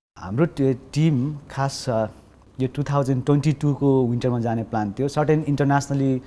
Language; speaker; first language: Nepali; non-native, local second language; Sherpa